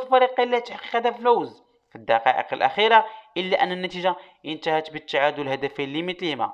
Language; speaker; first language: Arabic; native; Arabic